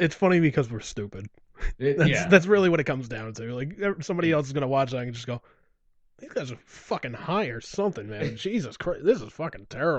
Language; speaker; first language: English; native; English